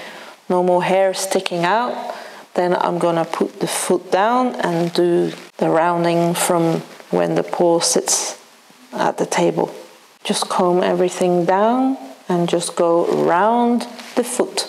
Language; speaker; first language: English; non-native, fluent; Dutch